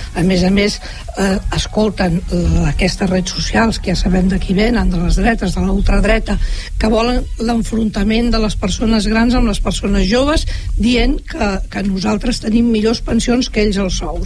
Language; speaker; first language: Catalan; native; Catalan